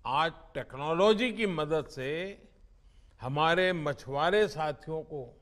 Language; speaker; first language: Hindi; non-native, local second language; Gujarati